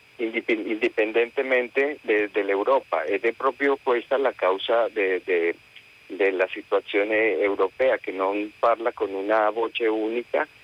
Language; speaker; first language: Italian; non-native, fluent; Spanish